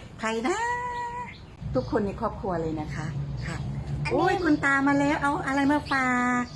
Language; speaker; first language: Thai; native; Thai